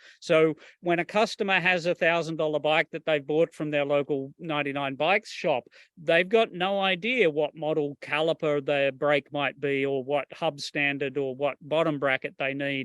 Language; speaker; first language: English; native; English